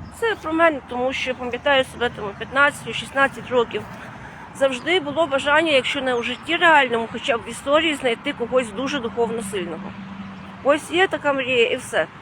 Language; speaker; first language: Ukrainian; non-native, fluent; Latvian